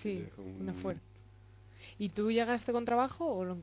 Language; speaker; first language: Spanish; native; Spanish